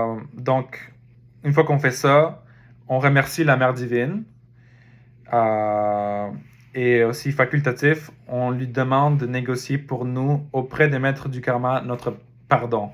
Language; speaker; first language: French; native; French